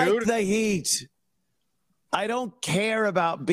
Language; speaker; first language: English; native; English